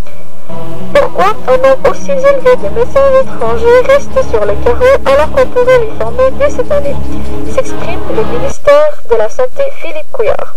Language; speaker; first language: French; native; French